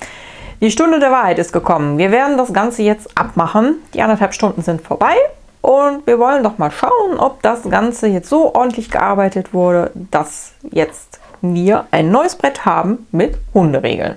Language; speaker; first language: German; native; German